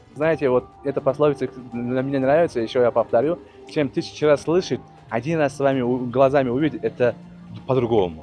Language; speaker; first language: Russian; non-native, local second language; Uzbek